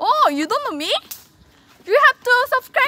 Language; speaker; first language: English; non-native, learner; Korean